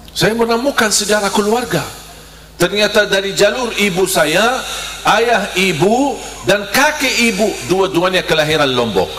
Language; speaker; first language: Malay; non-native, fluent; Arabic